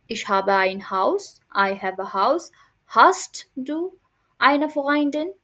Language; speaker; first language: German; non-native, learner; Hindi